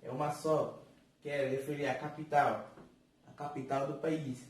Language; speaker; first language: Portuguese; non-native, fluent; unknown